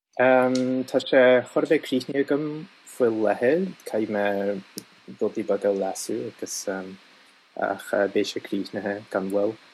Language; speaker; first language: Irish; non-native, fluent; English